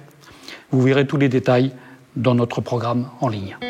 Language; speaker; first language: French; native; French